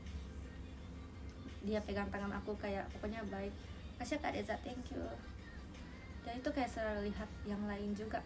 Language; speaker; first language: Indonesian; native; Indonesian